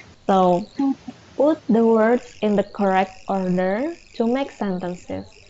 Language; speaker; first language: English; non-native, fluent; Indonesian